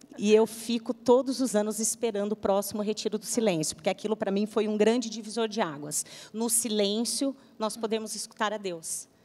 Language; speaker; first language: Portuguese; native; Portuguese